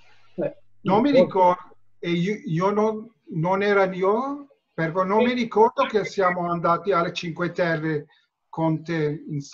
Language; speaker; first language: Italian; non-native, fluent; Turkish